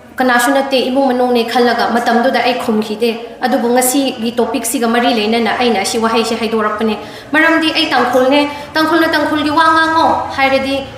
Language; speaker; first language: Manipuri; non-native, local second language; Tangkhul Naga (India)